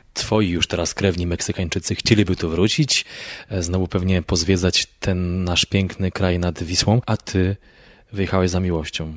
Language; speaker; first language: Polish; native; Polish